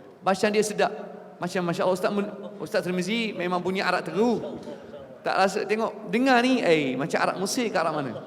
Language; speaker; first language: Malay; non-native, fluent; Arabic